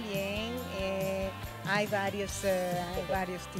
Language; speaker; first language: Spanish; non-native, learner; Italian